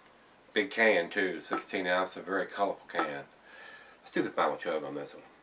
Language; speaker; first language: English; native; English